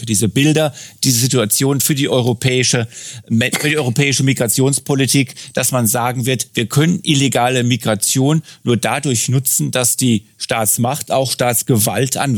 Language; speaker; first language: German; native; German